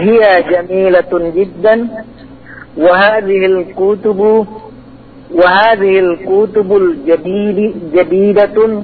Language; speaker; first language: Arabic; non-native, learner; Indonesian